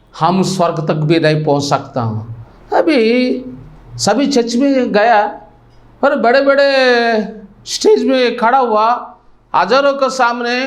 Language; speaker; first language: Hindi; non-native, local second language; Telugu